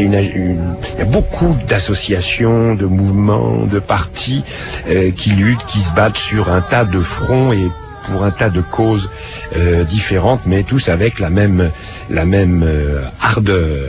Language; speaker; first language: French; native; French